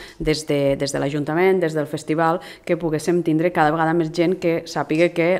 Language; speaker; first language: Catalan; native; Catalan